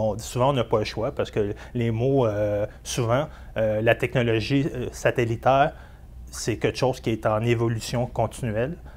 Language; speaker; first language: French; native; French